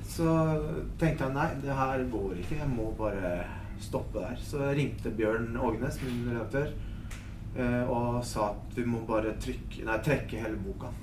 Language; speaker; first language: Norwegian; early bilingual, other home language; Spanish